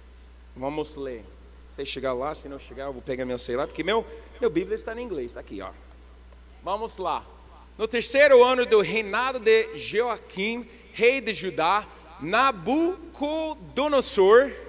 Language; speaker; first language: Portuguese; non-native, learner; English